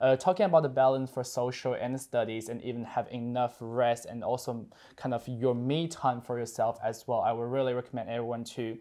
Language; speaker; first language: English; non-native, fluent; Chinese